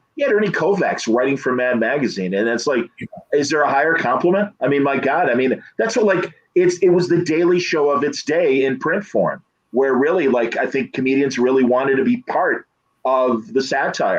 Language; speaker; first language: English; native; English